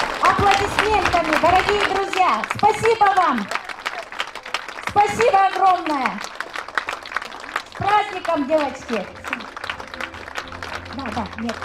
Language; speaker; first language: Russian; non-native, local second language; Kyrgyz